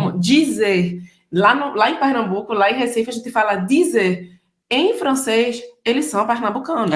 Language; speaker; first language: Portuguese; native; Portuguese